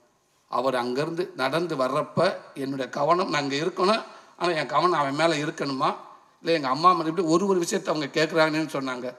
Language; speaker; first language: Tamil; native; Tamil